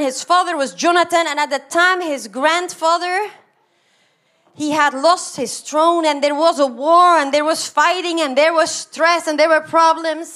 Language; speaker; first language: English; non-native, fluent; Dutch